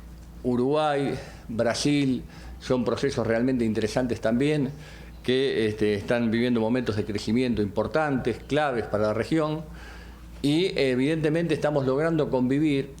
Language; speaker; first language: Spanish; native; Spanish